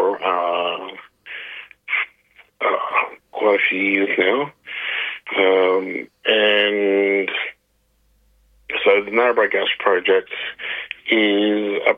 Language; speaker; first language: English; native; English